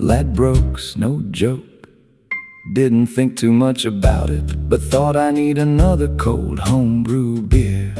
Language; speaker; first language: English; native; English